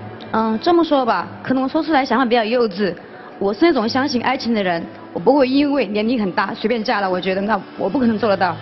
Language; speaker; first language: Chinese; native; Chinese